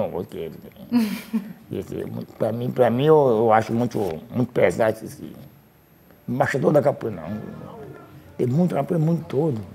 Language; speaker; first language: Portuguese; native; Portuguese